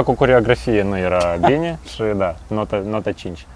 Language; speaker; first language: Romanian; non-native, local second language; Russian